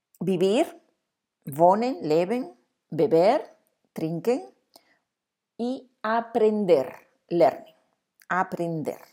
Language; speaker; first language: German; non-native, fluent; Spanish